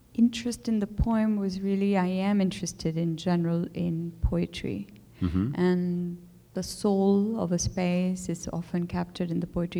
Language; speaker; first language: English; non-native, local second language; Urdu